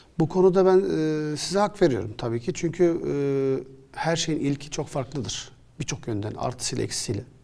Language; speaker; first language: Turkish; early bilingual, other home language; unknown